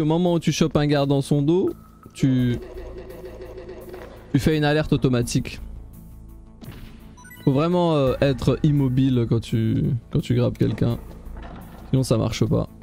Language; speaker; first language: French; native; French